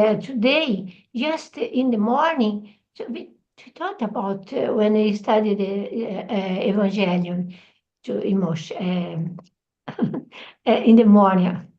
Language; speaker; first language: English; non-native, learner; Portuguese